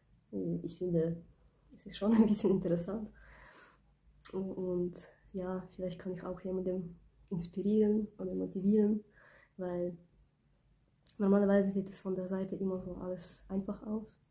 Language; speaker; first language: German; early bilingual, other home language; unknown